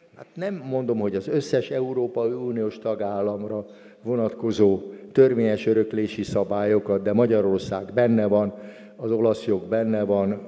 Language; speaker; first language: Hungarian; native; Hungarian